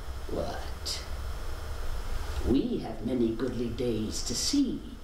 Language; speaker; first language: English; native; English